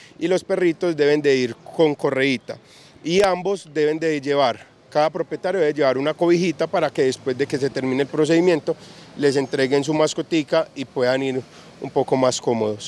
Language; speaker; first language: Spanish; native; Spanish